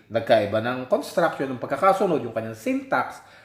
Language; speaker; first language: Filipino; native; Filipino